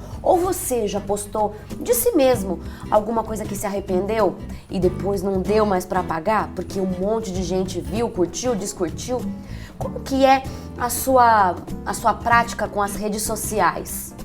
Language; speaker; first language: Portuguese; native; Portuguese